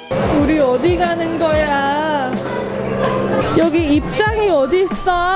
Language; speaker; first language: Korean; early bilingual, heritage; English